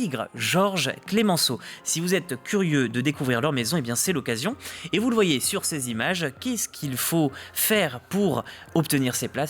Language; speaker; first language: French; native; French